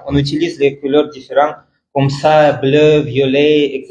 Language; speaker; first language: French; non-native, fluent; Russian